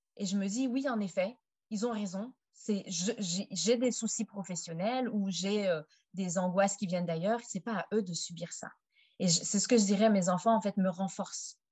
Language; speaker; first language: French; native; French